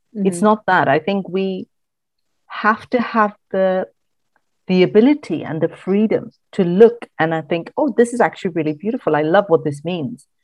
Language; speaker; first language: English; non-native, local second language; Malayalam